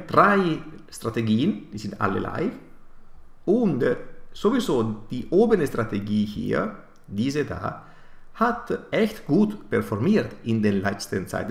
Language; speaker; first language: German; non-native, fluent; Italian